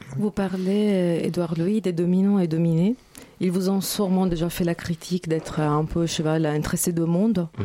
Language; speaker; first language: French; non-native, fluent; Italian